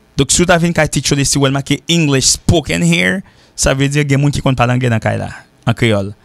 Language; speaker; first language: French; native; French